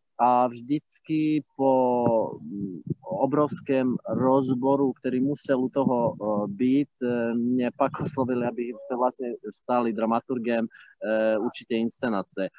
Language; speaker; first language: Czech; non-native, fluent; Bosnian